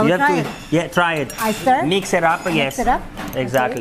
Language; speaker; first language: English; non-native, learner; Italian